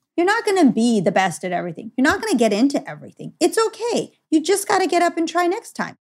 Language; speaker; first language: English; native; English